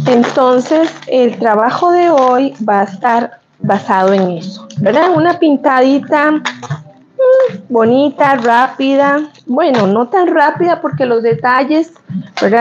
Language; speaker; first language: Spanish; native; Spanish